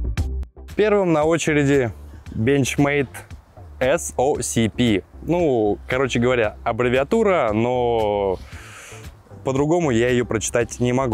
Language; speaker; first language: Russian; native; Russian